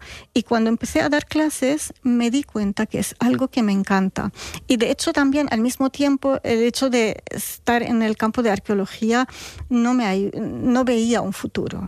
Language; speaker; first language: Spanish; non-native, fluent; Arabic